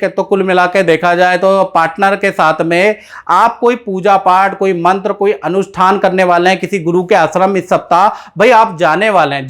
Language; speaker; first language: Hindi; native; Hindi